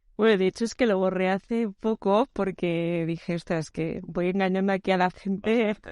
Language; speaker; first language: Spanish; early bilingual, other home language; Portuguese